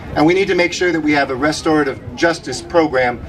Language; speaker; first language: English; early bilingual, other home language; Spanish